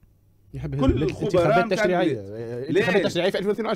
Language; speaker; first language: Arabic; native; Arabic